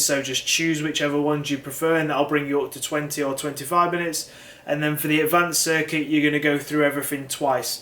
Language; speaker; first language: English; native; English